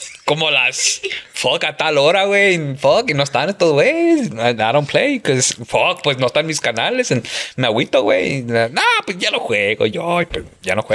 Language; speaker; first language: Spanish; early bilingual, heritage; Spanish